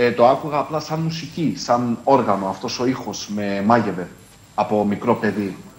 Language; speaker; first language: Greek; early bilingual, heritage; Greek